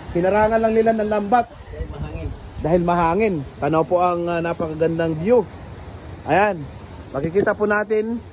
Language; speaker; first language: Filipino; native; Filipino